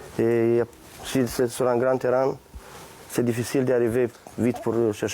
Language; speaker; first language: French; non-native, fluent; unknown